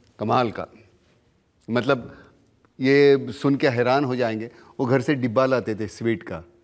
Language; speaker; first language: Hindi; non-native, local second language; Marathi